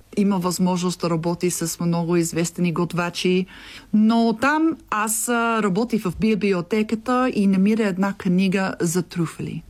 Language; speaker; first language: Bulgarian; non-native, learner; English